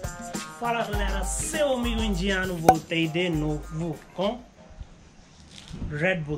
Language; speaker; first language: Portuguese; non-native, learner; Hindi